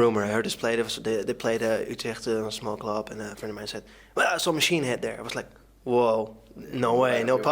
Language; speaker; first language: English; non-native, fluent; Dutch